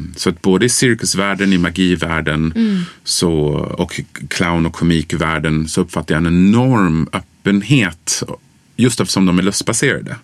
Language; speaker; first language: Swedish; early bilingual, other home language; English